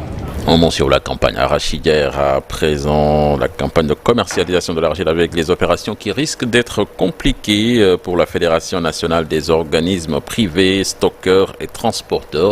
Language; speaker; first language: French; non-native, local second language; Wolof